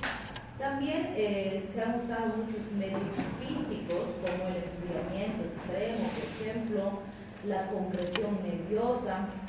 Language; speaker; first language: Spanish; native; Spanish